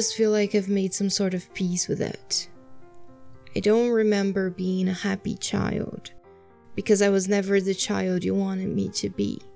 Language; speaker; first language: English; non-native, fluent; Portuguese